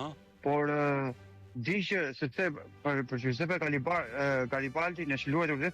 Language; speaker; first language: Albanian; native; Albanian